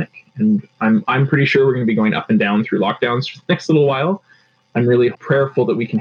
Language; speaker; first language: English; native; English